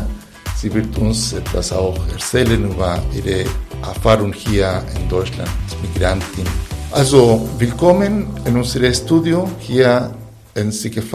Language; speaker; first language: German; non-native, fluent; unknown